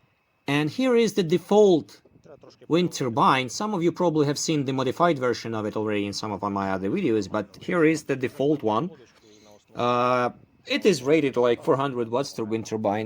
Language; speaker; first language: English; non-native, fluent; Ukrainian